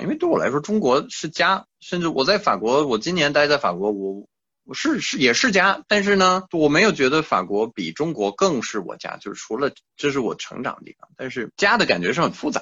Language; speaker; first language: Chinese; non-native, fluent; French